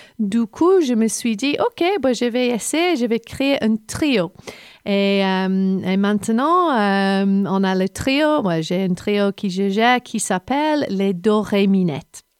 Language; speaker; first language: French; non-native, fluent; English